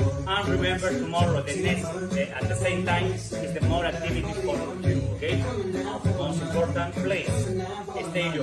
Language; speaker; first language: English; non-native, learner; Spanish